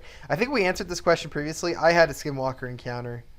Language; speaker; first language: English; native; English